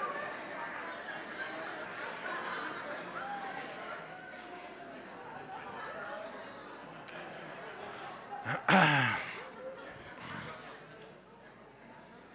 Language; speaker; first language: English; native; English